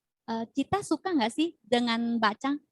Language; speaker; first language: Indonesian; native; Indonesian